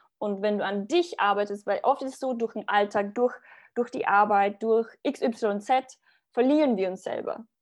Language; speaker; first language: German; early bilingual, other home language; Bosnian